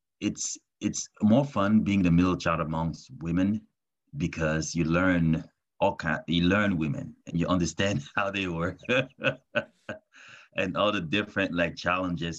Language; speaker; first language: English; non-native, local second language; French